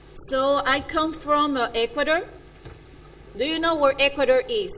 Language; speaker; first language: English; non-native, fluent; Spanish